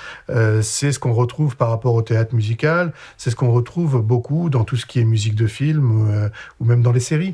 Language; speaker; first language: French; native; French